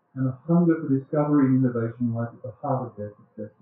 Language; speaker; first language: English; native; English